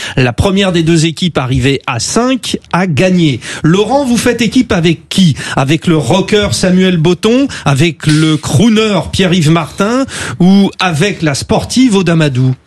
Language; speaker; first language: French; native; French